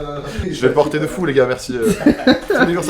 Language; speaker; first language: French; native; French